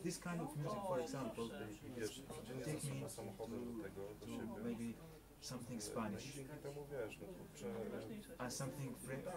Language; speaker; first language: English; non-native, learner; Arabic